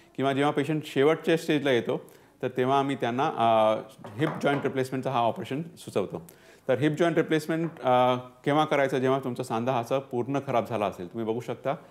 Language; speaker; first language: Marathi; non-native, local second language; Punjabi